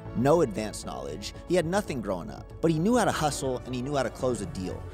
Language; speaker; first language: English; native; English